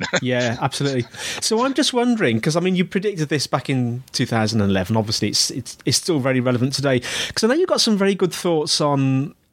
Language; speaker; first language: English; native; English